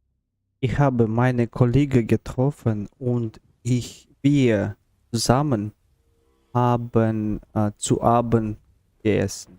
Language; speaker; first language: German; non-native, learner; Russian